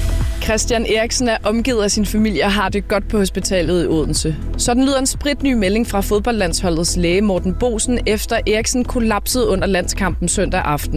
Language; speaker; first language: Danish; native; Danish